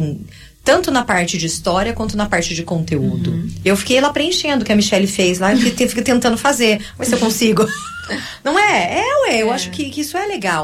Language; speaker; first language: Portuguese; native; Portuguese